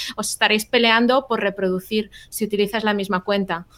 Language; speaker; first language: Spanish; native; Spanish